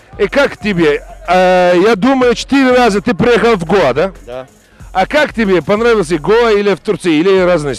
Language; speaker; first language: Russian; non-native, learner; Turkish